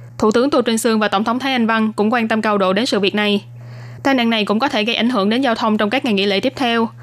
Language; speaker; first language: Vietnamese; native; Vietnamese